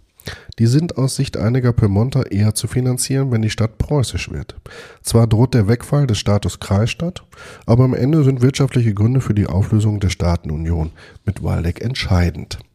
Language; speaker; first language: German; native; German